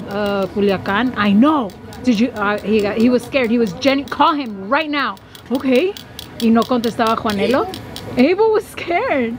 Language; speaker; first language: English; early bilingual, other home language; Spanish